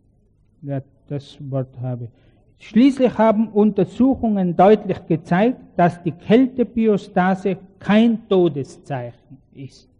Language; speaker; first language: German; native; German